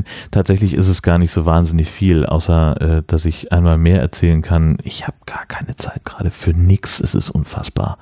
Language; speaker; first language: German; native; German